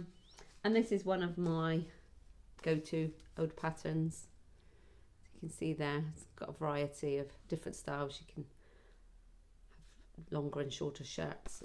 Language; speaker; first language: English; native; English